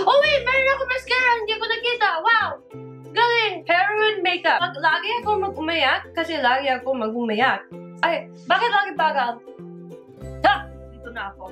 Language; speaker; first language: Filipino; non-native, learner; English